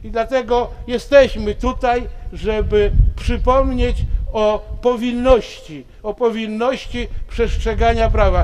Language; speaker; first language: Polish; native; Polish